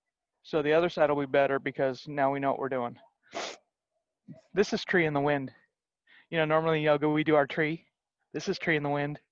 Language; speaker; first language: English; native; English